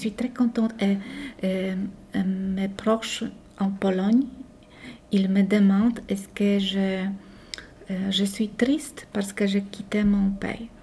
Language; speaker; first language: French; non-native, learner; Polish